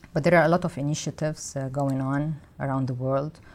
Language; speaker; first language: English; non-native, fluent; Arabic